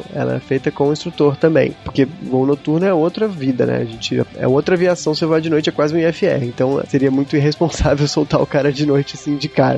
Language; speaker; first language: Portuguese; native; Portuguese